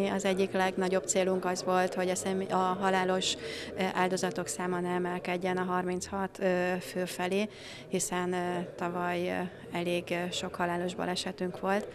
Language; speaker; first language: Hungarian; native; Hungarian